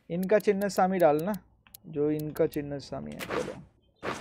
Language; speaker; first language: Hindi; non-native, local second language; Bangla